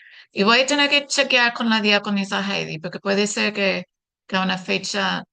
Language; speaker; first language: Spanish; non-native, fluent; English